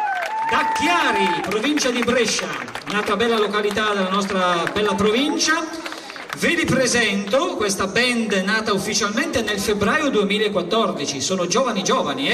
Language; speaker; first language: Italian; native; Italian